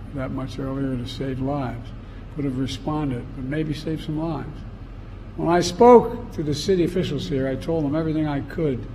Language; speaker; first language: English; native; English